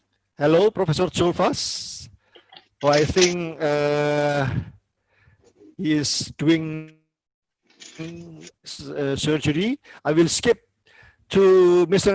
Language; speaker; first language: English; non-native, learner; Indonesian